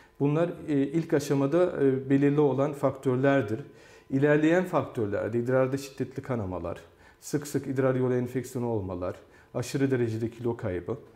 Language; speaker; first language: Turkish; early bilingual, heritage; Turkish